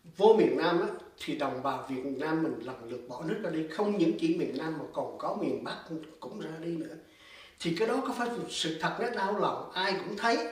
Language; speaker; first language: Vietnamese; native; Vietnamese